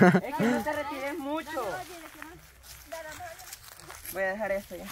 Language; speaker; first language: Spanish; native; Spanish